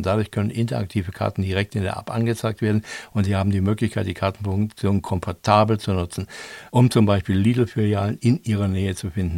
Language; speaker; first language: German; native; German